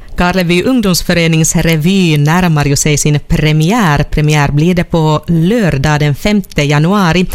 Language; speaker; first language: Swedish; native; Swedish